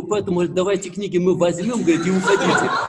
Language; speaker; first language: Russian; native; Russian